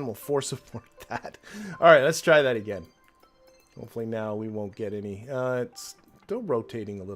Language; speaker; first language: English; native; English